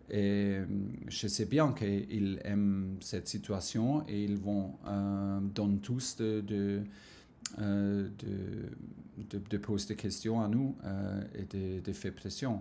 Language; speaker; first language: French; non-native, fluent; German